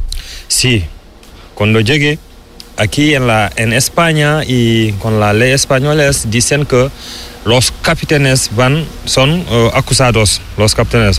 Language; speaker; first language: Spanish; non-native, learner; Fula